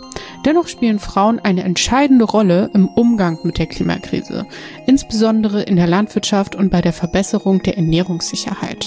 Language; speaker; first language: German; native; German